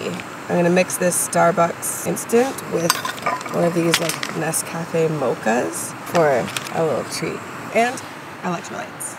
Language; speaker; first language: English; native; English